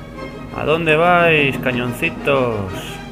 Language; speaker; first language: Spanish; native; Spanish